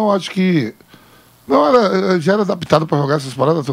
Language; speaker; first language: Portuguese; native; Portuguese